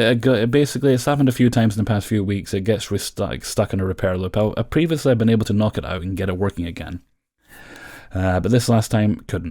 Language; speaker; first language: English; native; English